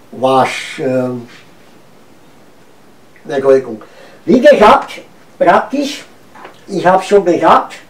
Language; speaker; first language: German; non-native, learner; Romanian